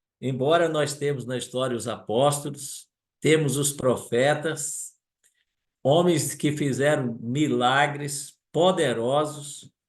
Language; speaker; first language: Portuguese; non-native, local second language; German